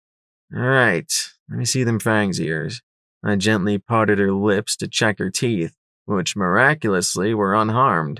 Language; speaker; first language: English; native; English